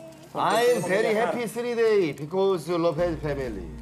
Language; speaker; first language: English; non-native, local second language; Korean